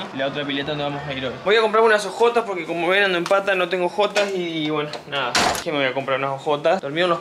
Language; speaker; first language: Spanish; native; Spanish